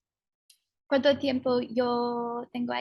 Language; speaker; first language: Spanish; non-native, fluent; English